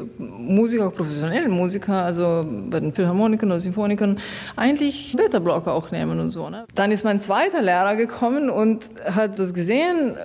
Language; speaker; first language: German; non-native, fluent; Slovenian